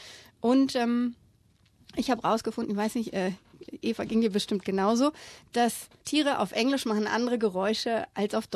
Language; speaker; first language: German; native; German